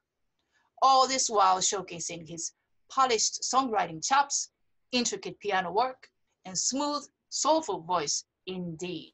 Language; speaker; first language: English; non-native, fluent; Japanese